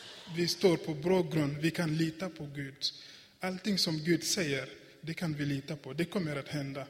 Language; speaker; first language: Swedish; non-native, fluent; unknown